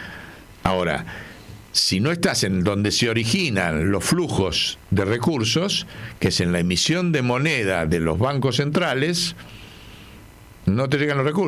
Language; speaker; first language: Spanish; native; Spanish